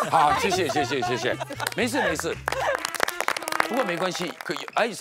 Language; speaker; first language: Chinese; native; Chinese